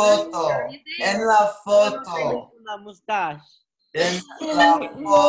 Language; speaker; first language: Spanish; non-native, learner; English